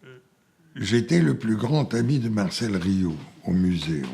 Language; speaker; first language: French; non-native, fluent; Bulgarian